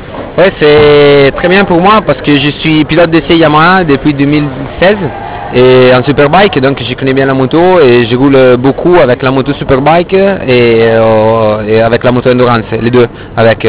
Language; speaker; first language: French; non-native, fluent; Italian